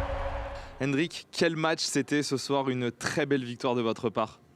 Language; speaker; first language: French; native; French